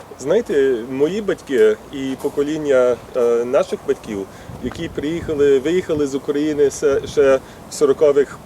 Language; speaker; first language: Ukrainian; early bilingual, heritage; Ukrainian